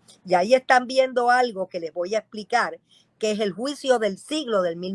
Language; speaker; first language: Spanish; native; Spanish